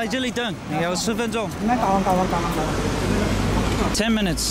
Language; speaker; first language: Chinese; non-native, learner; English